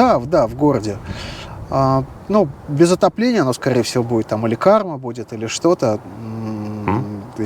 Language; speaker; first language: Russian; native; Russian